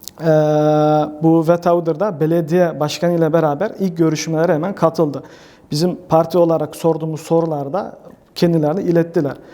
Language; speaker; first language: Turkish; early bilingual, heritage; Turkish